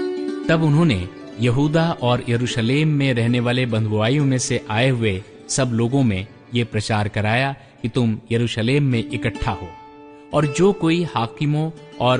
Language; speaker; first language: Hindi; native; Hindi